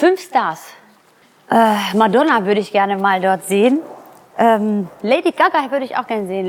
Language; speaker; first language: German; early bilingual, other home language; Greek